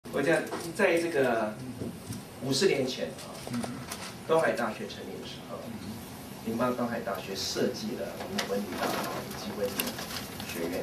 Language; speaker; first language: Chinese; native; Chinese